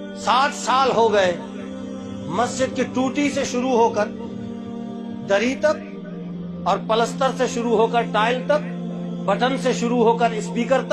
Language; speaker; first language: Urdu; native; Urdu